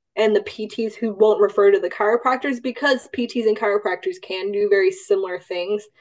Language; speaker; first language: English; early bilingual, other home language; Cantonese